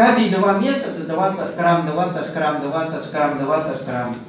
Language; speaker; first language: Russian; non-native, learner; Thai